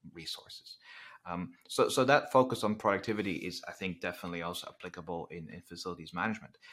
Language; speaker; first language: English; non-native, fluent; Dutch